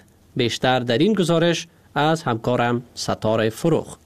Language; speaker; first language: Persian; native; Persian